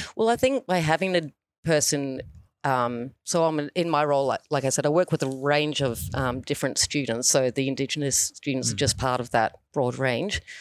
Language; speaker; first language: English; native; English